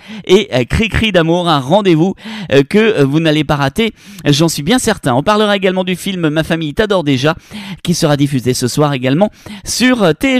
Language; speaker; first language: French; native; French